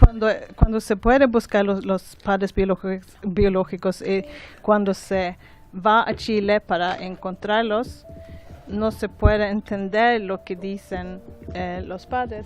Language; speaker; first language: Spanish; non-native, learner; Swedish